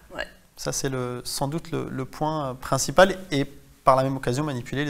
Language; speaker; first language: French; native; French